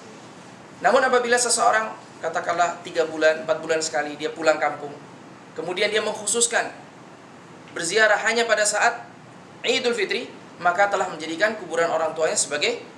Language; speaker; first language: Indonesian; native; Indonesian